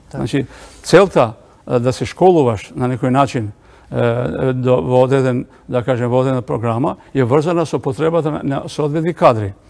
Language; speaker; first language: Macedonian; non-native, local second language; Albanian